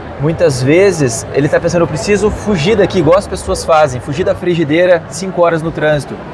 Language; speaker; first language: Portuguese; native; Portuguese